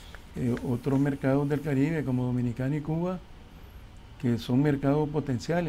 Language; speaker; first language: Spanish; native; Spanish